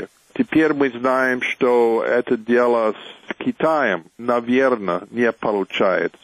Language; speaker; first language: Russian; non-native, fluent; English